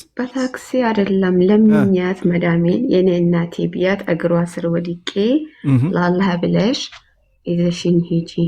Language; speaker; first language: Amharic; non-native, local second language; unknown